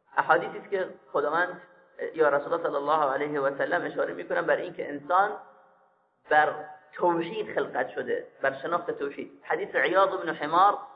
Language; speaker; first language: Persian; native; Persian